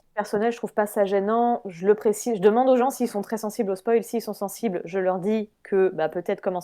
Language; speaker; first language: French; native; French